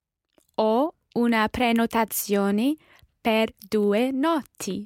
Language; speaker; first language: Italian; non-native, learner; English